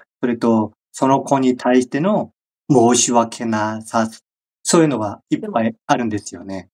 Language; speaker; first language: Japanese; non-native, fluent; Korean